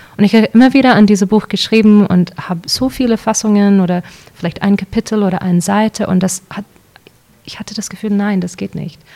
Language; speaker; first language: German; early bilingual, heritage; English